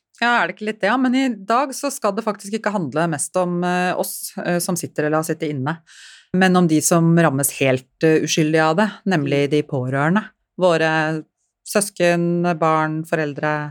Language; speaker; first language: Norwegian; native; Norwegian